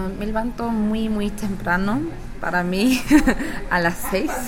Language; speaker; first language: Spanish; non-native, learner; English